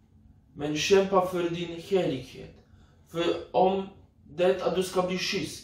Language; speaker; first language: Swedish; non-native, fluent; Polish